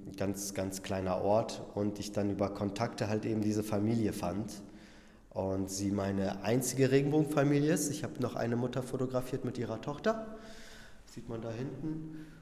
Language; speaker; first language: German; early bilingual, other home language; Polish